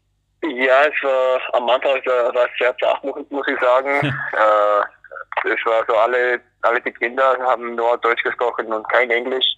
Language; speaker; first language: German; non-native, fluent; English